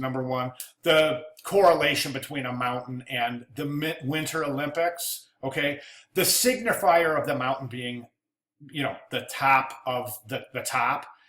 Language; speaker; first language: English; native; English